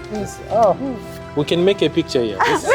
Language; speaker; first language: English; non-native, learner; Chinese